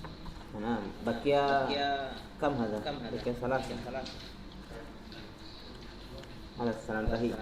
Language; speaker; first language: Arabic; non-native, fluent; Indonesian